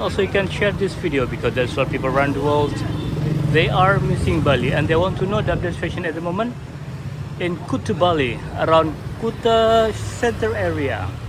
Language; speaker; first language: English; non-native, learner; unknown